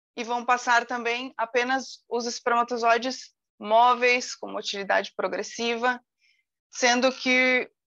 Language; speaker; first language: Portuguese; native; Portuguese